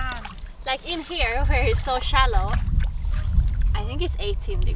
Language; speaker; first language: English; non-native, fluent; Swedish